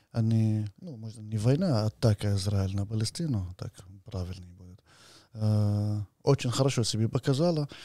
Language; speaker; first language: Russian; non-native, fluent; Arabic